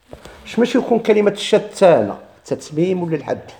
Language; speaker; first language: Arabic; native; Arabic